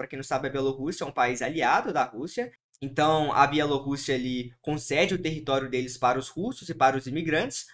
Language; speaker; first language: Portuguese; early bilingual, heritage; Portuguese